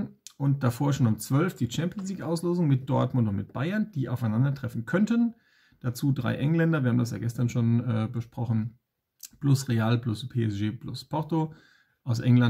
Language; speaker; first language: German; native; German